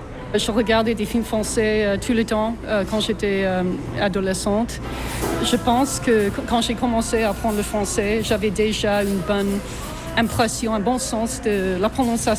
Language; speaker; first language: French; non-native, fluent; English